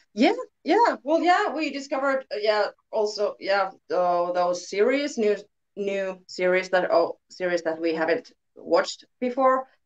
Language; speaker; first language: English; non-native, learner; Finnish